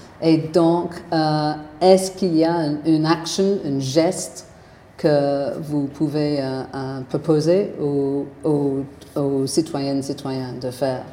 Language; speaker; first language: French; non-native, fluent; English